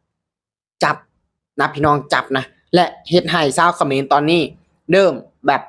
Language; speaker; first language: Thai; non-native, local second language; Lao